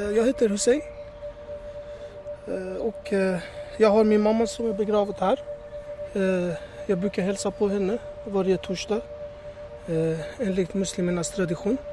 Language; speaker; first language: Swedish; early bilingual, other home language; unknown